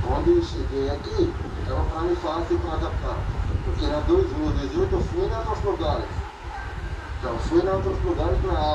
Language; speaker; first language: Portuguese; non-native, learner; Arabic